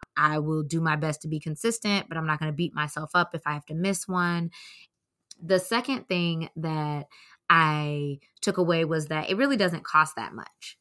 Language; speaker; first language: English; native; English